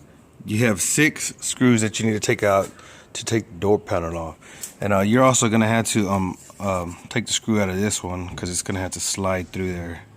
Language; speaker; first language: English; native; English